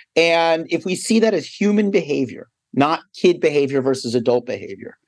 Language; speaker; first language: English; native; English